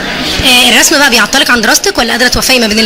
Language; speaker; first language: Arabic; native; Arabic